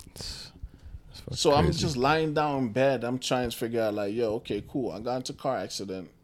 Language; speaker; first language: English; non-native, local second language; Akan